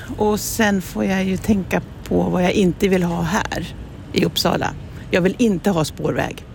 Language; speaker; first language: Swedish; native; Swedish